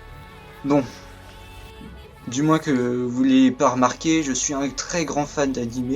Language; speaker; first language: French; native; French